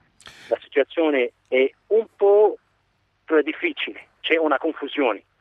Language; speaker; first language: Italian; non-native, fluent; Arabic